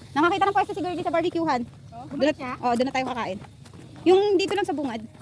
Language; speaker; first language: Filipino; native; Filipino